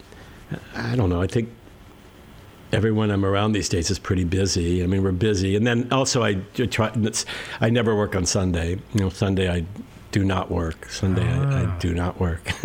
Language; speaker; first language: English; native; English